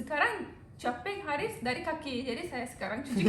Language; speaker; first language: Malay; non-native, learner; Turkish